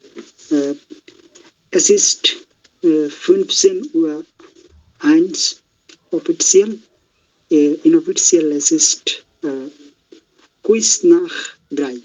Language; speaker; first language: German; non-native, learner; Bangla